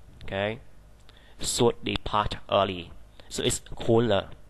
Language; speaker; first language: English; non-native, fluent; Vietnamese